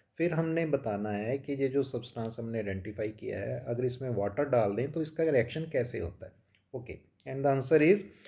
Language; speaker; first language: Hindi; non-native, local second language; Punjabi